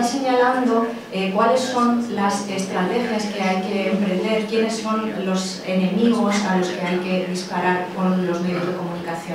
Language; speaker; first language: Spanish; native; Spanish